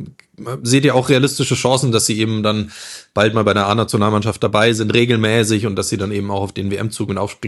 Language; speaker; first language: German; native; German